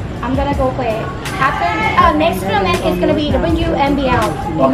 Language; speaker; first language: English; non-native, learner; Thai